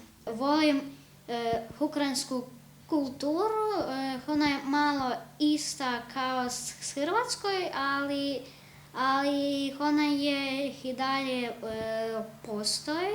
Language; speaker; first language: Bosnian; early bilingual, other home language; Ukrainian